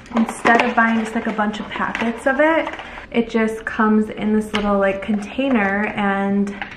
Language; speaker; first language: English; native; English